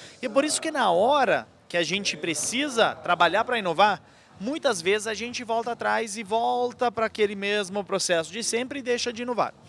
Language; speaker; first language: Portuguese; non-native, fluent; Italian